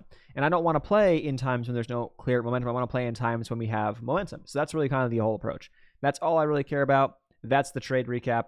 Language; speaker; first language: English; native; English